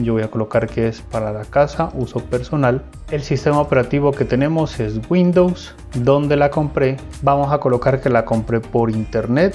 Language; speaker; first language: Spanish; native; Spanish